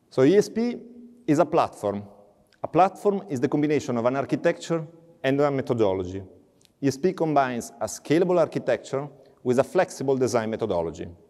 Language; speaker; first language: English; non-native, fluent; Italian